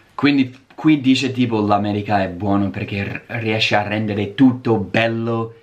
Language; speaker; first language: Italian; non-native, fluent; English